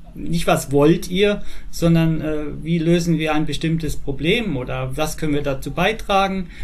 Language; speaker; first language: German; native; German